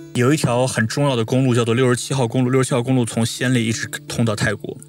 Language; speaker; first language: Chinese; native; Chinese